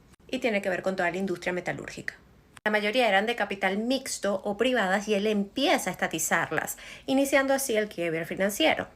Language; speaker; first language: Spanish; native; Spanish